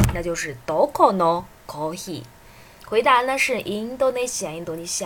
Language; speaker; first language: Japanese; non-native, fluent; Chinese